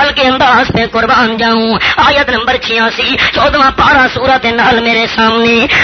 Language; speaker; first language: Urdu; non-native, local second language; Pashto